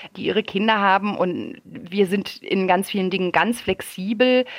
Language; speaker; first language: German; early bilingual, other home language; French